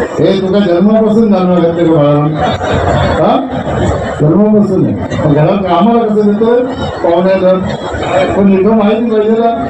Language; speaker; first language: Marathi; native; Marathi